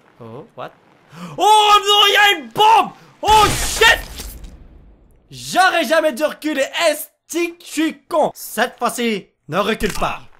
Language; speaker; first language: French; native; French